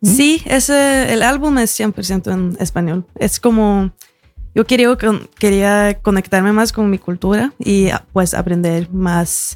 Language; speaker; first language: Spanish; early bilingual, heritage; Spanish